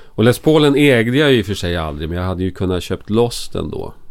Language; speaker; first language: Swedish; native; Swedish